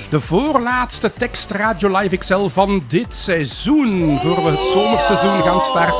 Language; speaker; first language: Dutch; native; Dutch